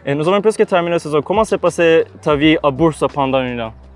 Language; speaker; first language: French; non-native, learner; Turkish